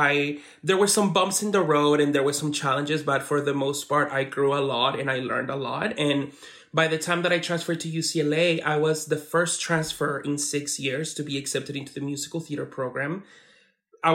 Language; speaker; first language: English; non-native, fluent; Spanish